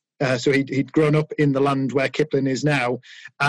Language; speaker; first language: English; native; English